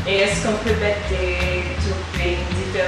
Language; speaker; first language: French; non-native, learner; English